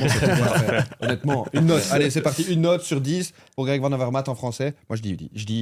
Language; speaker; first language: French; native; French